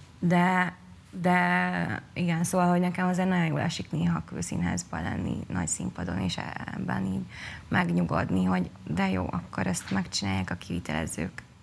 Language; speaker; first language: Hungarian; native; Hungarian